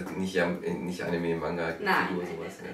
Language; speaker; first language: German; native; German